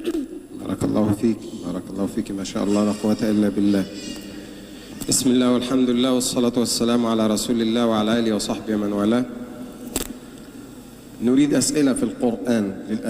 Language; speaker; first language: Arabic; native; Arabic